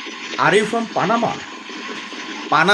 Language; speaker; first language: English; non-native, local second language; Bangla